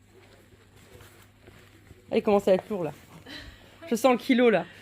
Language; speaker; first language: French; native; French